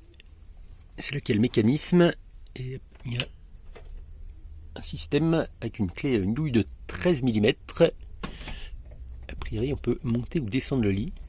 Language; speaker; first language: French; native; French